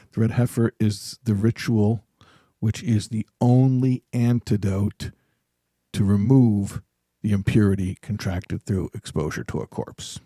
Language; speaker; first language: English; native; English